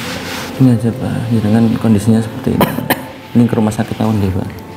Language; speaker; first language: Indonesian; non-native, local second language; Javanese